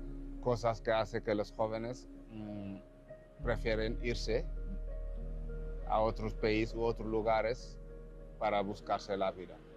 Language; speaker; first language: Spanish; non-native, fluent; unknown